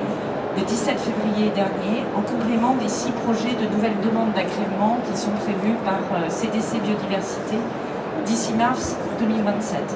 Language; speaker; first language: French; native; French